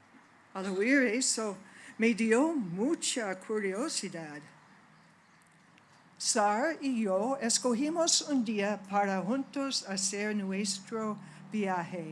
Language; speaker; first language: Spanish; non-native, fluent; English